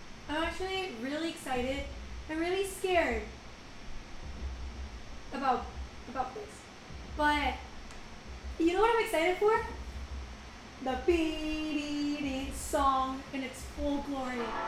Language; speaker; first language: English; non-native, fluent; Spanish